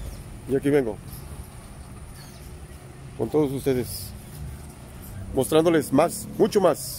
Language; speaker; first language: Spanish; native; Spanish